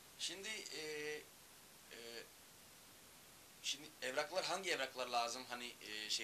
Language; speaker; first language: Turkish; non-native, learner; Urdu